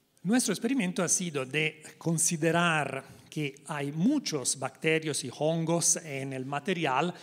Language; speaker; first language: Spanish; non-native, learner; Italian